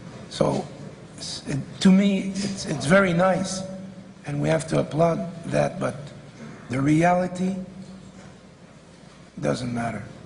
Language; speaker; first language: English; non-native, fluent; French